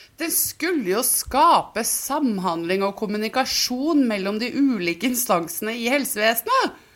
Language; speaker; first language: Norwegian; native; Norwegian